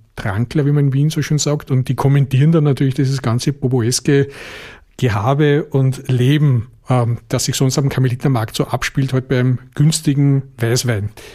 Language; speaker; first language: German; native; German